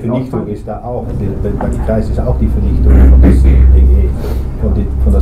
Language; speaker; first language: German; non-native, learner; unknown